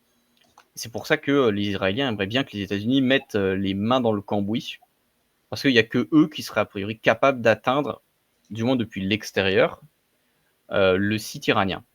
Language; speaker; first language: French; native; French